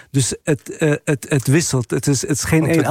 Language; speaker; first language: Dutch; non-native, fluent; Arabic